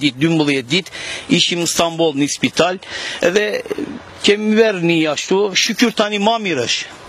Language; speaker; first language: Albanian; early bilingual, heritage; Albanian